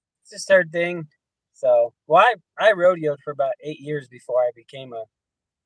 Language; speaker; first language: English; native; English